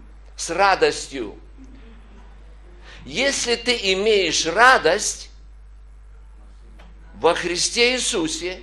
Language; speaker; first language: Polish; non-native, learner; Russian